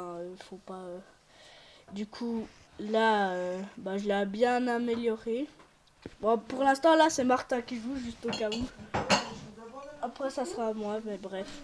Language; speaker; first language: French; native; French